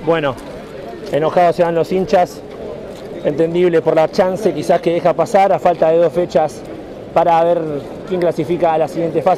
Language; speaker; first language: Spanish; native; Spanish